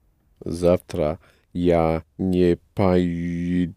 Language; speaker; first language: Russian; non-native, learner; English